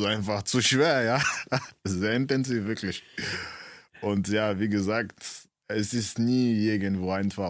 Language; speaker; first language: German; early bilingual, other home language; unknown